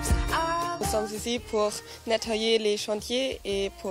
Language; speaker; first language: French; non-native, learner; Polish